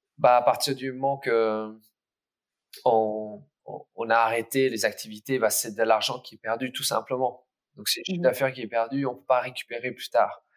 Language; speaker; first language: French; early bilingual, other home language; English